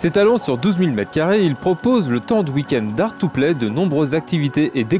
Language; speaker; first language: French; native; French